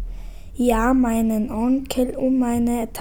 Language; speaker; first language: German; early bilingual, other home language; Serbian